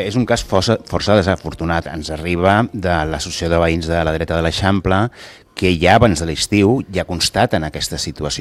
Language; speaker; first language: Catalan; native; Catalan